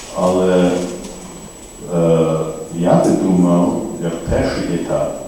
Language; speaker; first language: Ukrainian; non-native, fluent; English